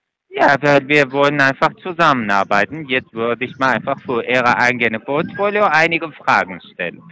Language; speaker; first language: German; non-native, fluent; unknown